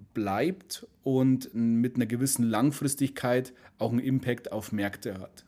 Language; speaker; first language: German; native; German